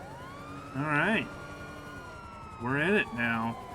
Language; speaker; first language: English; native; English